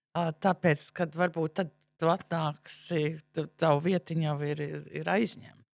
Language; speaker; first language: Latvian; early bilingual, heritage; Latvian